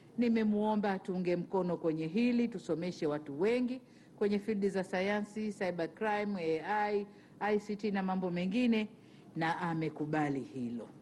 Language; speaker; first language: Swahili; native; Swahili